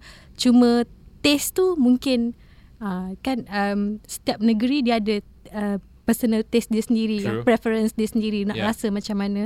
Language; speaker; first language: English; non-native, local second language; Malay